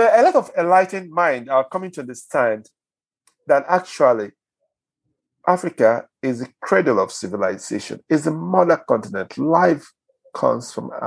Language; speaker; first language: English; non-native, local second language; Igbo